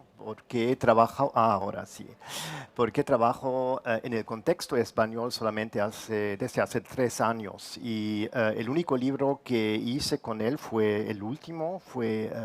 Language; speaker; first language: Spanish; non-native, fluent; German